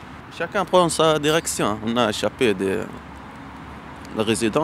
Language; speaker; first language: French; non-native, local second language; Arabic